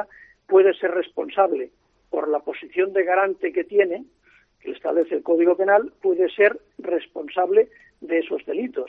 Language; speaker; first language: Spanish; native; Spanish